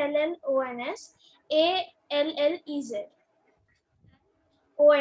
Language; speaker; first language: French; non-native, learner; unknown